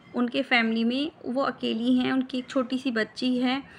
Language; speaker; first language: Hindi; native; Hindi